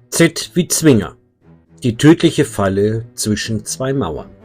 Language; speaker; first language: German; native; German